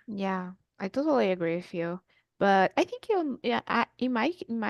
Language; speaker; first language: English; non-native, learner; Portuguese